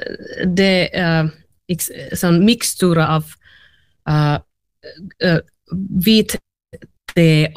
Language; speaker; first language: Swedish; non-native, learner; Finnish